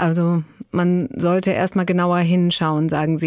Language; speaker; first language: German; native; German